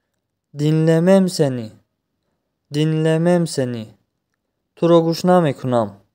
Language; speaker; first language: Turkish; non-native, fluent; Tajik